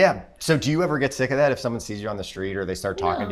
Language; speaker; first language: English; native; English